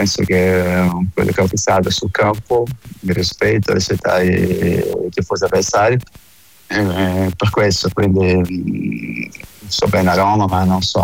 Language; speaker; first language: Italian; non-native, fluent; Portuguese